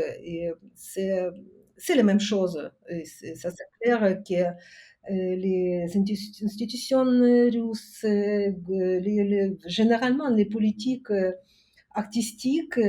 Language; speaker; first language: French; non-native, fluent; Ukrainian